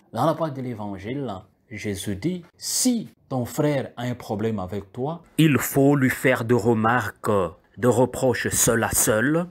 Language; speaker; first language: French; non-native, local second language; Kituba (Democratic Republic of Congo)